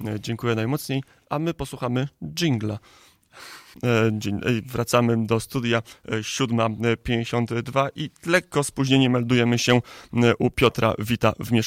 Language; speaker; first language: Polish; native; Polish